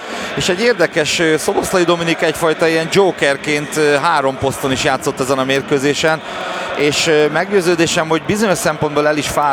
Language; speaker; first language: Hungarian; native; Hungarian